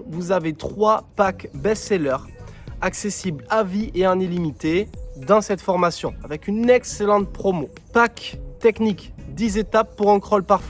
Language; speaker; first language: French; native; French